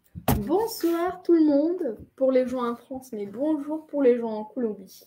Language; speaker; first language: French; non-native, fluent; Spanish